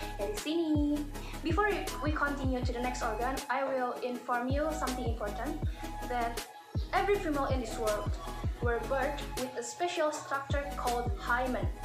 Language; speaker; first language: English; non-native, fluent; Indonesian